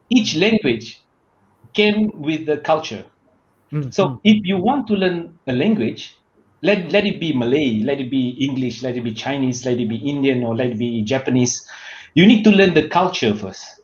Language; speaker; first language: English; non-native, learner; Malay